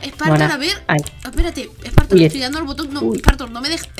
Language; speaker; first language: Spanish; native; Spanish